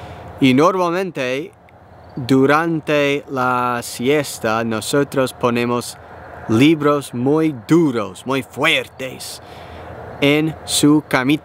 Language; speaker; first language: Spanish; non-native, learner; English